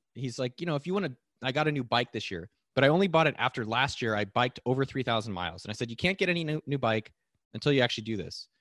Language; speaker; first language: English; native; English